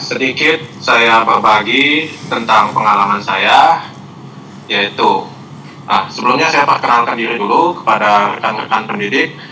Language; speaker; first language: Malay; non-native, local second language; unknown